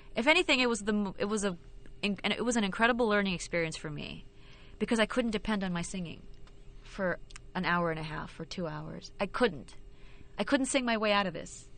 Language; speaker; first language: English; non-native, local second language; Filipino